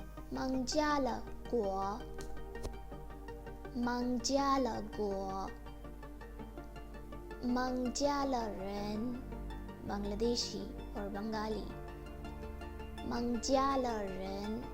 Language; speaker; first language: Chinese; non-native, fluent; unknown